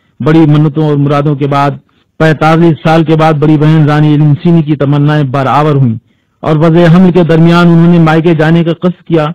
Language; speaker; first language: Urdu; native; Urdu